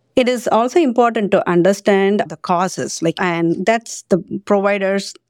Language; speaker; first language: English; non-native, local second language; Tamil